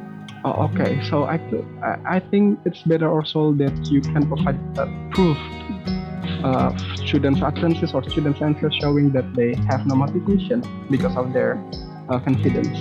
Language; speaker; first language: English; non-native, fluent; Indonesian